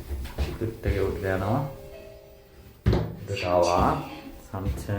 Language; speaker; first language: Korean; non-native, fluent; Sinhala